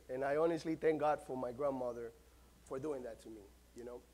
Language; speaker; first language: English; non-native, fluent; Spanish